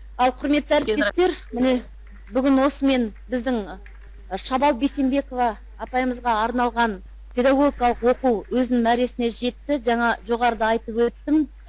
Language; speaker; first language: Kazakh; native; Kazakh